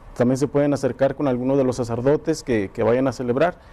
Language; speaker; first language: Spanish; native; Spanish